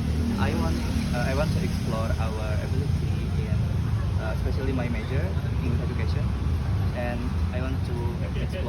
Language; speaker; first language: English; non-native, learner; Indonesian